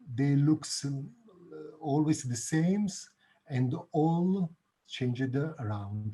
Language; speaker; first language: English; non-native, learner; Italian